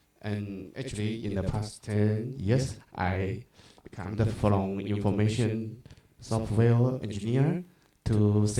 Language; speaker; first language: English; non-native, learner; Chinese